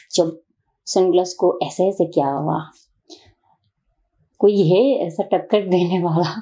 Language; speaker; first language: Hindi; non-native, learner; Bangla